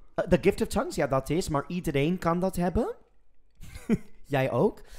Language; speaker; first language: Dutch; non-native, fluent; English